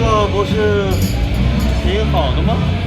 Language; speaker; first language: Chinese; native; Chinese